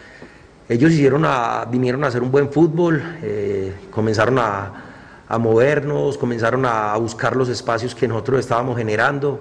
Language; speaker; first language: Spanish; native; Spanish